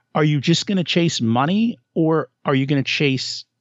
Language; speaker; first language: English; native; English